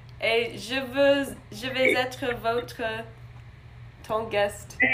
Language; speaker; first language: French; non-native, learner; English